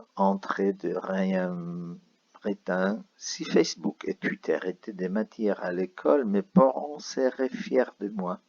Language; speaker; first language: French; non-native, fluent; Spanish